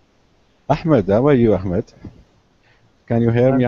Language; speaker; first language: English; non-native, learner; Arabic